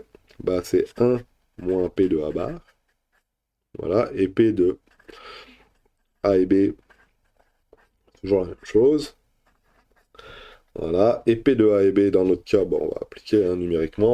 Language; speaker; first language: French; native; French